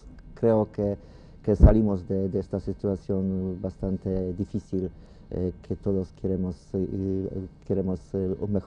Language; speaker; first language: Spanish; non-native, fluent; Polish